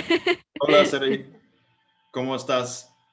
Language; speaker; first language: Spanish; non-native, fluent; English